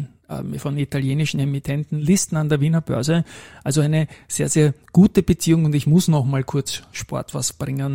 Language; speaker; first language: German; native; German